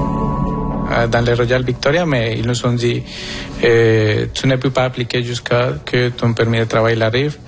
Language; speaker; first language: French; non-native, fluent; Spanish